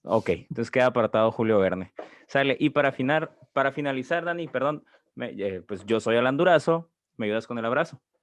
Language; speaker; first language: Spanish; native; Spanish